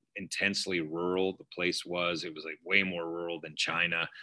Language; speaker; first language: English; native; English